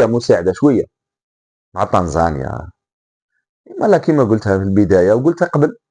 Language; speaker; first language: Arabic; native; Arabic